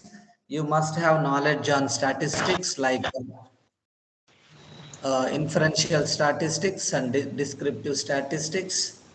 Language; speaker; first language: English; non-native, local second language; Telugu